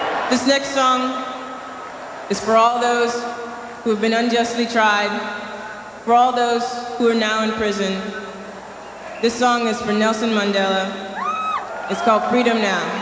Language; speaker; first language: English; native; English